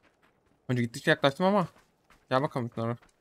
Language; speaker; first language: Turkish; native; Turkish